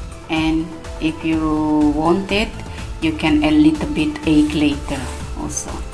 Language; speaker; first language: English; non-native, learner; Indonesian